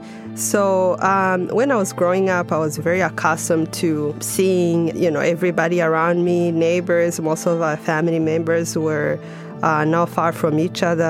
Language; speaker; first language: English; non-native, local second language; Kinyarwanda